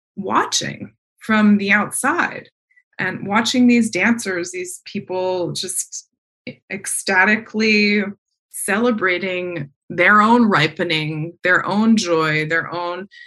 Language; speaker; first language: English; native; English